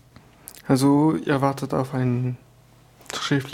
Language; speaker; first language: German; non-native, fluent; French